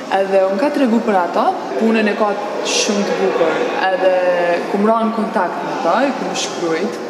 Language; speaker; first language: Albanian; early bilingual, heritage; Albanian